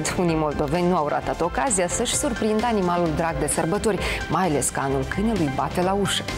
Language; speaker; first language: Romanian; native; Romanian